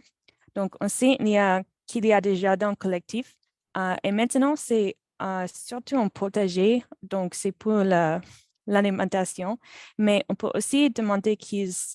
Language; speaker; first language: French; non-native, fluent; English